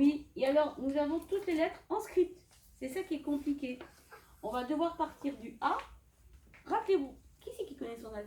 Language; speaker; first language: French; native; French